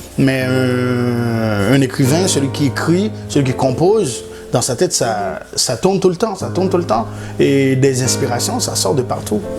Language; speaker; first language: French; non-native, local second language; Haitian Creole